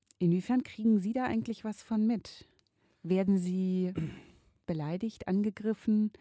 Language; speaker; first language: German; native; German